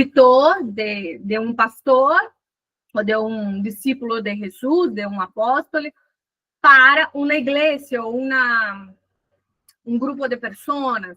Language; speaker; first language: Spanish; non-native, fluent; Portuguese